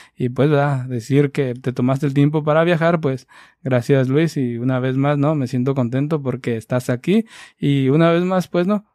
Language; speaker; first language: Spanish; native; Spanish